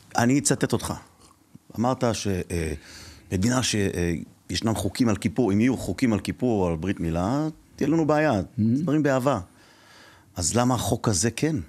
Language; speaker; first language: Hebrew; early bilingual, other home language; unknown